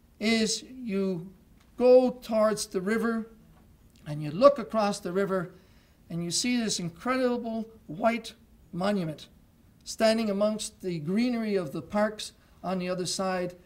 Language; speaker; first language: English; non-native, local second language; French